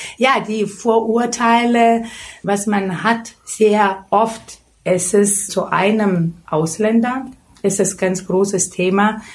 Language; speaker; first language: German; non-native, fluent; Lithuanian